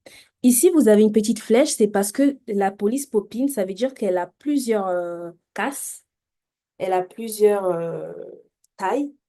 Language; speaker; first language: French; native; French